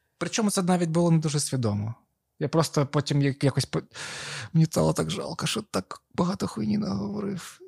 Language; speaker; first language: Ukrainian; non-native, local second language; Russian